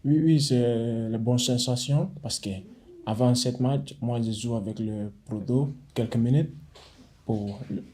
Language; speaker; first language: French; non-native, learner; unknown